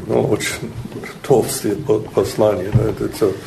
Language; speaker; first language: Russian; non-native, learner; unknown